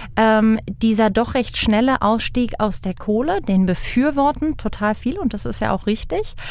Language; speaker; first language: German; native; German